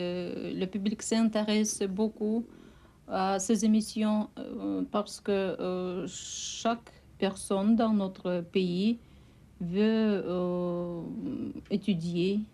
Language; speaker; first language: French; non-native, fluent; Russian